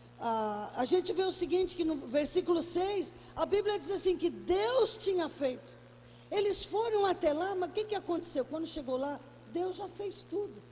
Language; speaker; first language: Portuguese; native; Portuguese